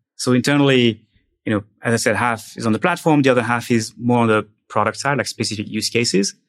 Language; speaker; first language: English; non-native, fluent; French